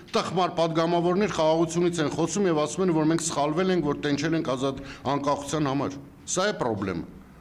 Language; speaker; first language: Armenian; native; Armenian